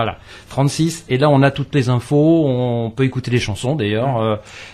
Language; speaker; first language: French; native; French